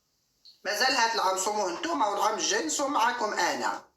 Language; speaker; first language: Arabic; native; Arabic